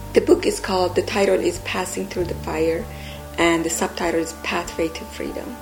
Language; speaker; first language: English; non-native, fluent; Persian